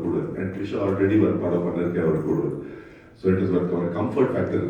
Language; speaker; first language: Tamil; non-native, fluent; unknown